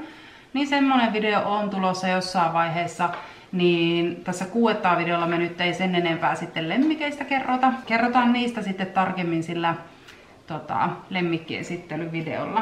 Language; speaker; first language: Finnish; native; Finnish